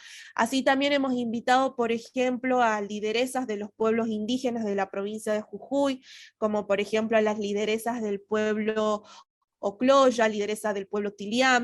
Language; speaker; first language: Spanish; native; Spanish